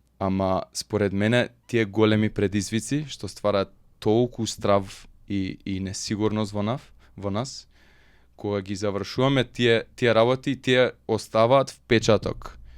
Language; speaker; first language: Macedonian; early bilingual, heritage; Macedonian